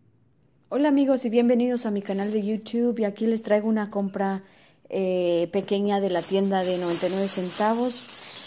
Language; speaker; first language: Spanish; early bilingual, heritage; Spanish